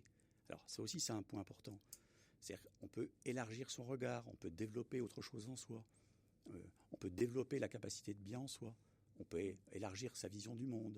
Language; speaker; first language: French; native; French